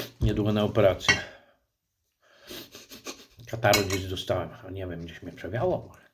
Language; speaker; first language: Polish; native; Polish